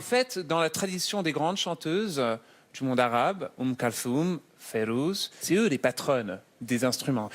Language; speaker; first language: French; native; French